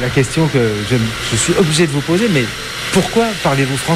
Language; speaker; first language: French; native; French